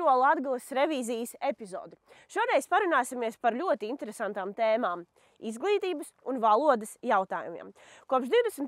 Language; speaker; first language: Latvian; native; Latvian